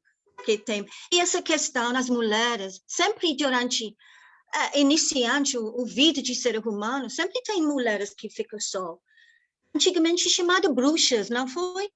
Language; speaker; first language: Portuguese; non-native, fluent; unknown